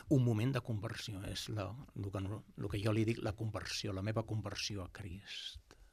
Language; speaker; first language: Catalan; non-native, local second language; Spanish